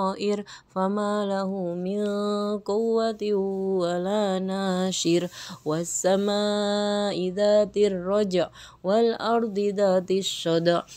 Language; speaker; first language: Arabic; non-native, learner; Indonesian